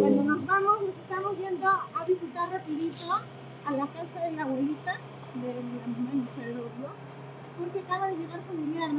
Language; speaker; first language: Spanish; native; Spanish